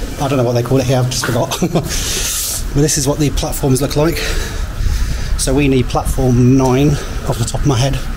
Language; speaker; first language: English; native; English